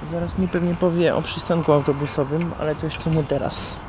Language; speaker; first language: Polish; non-native, fluent; Italian